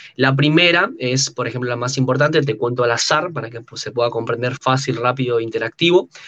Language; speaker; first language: Spanish; native; Spanish